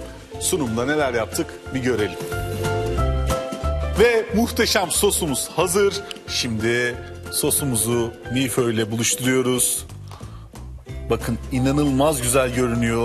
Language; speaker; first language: Turkish; native; Turkish